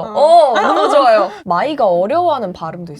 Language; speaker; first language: Korean; native; Korean